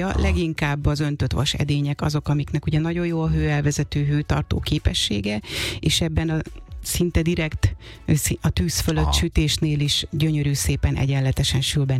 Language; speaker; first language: Hungarian; native; Hungarian